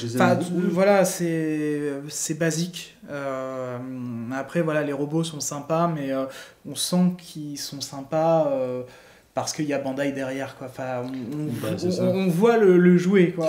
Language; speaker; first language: French; native; French